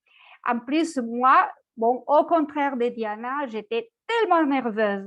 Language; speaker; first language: French; non-native, fluent; Spanish